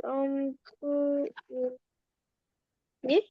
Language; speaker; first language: English; non-native, learner; Korean